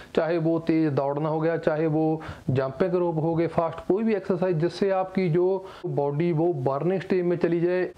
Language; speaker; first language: Hindi; non-native, local second language; Punjabi